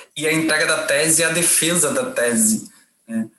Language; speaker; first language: Portuguese; native; Portuguese